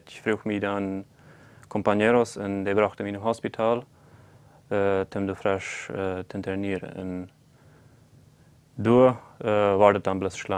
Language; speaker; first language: German; non-native, local second language; Plautdietsch